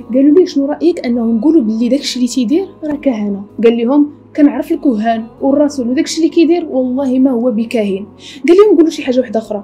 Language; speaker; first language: Arabic; native; Arabic